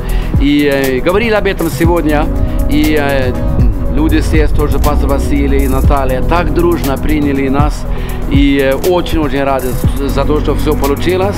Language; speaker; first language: Russian; non-native, fluent; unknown